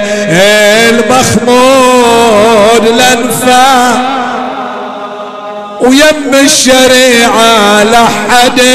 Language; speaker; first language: Arabic; native; Arabic